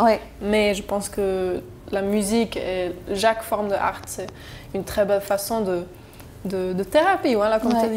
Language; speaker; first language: French; non-native, local second language; German